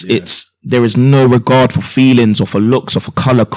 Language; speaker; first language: English; native; English